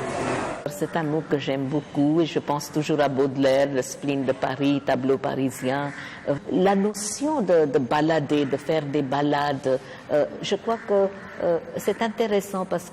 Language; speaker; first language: French; non-native, fluent; Marathi